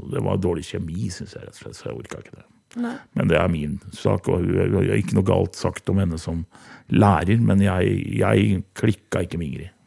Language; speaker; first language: Norwegian; native; Norwegian